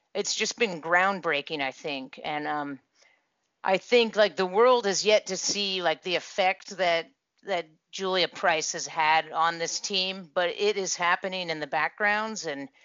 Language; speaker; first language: English; native; English